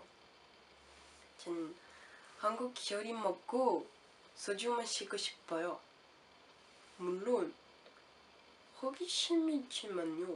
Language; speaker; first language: Korean; non-native, learner; French